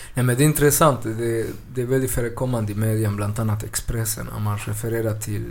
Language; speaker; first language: Swedish; early bilingual, other home language; Spanish